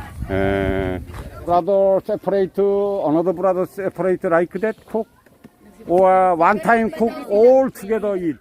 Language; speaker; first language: English; non-native, learner; Korean